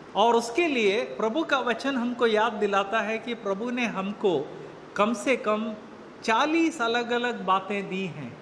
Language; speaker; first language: Hindi; native; Hindi